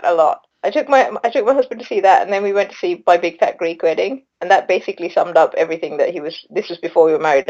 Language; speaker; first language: English; non-native, local second language; Sinhala